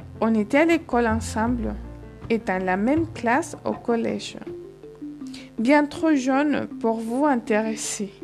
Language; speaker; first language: French; non-native, fluent; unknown